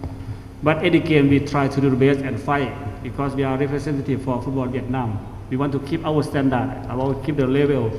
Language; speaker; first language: English; non-native, learner; Thai